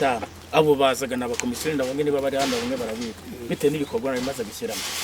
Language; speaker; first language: Kinyarwanda; native; Kinyarwanda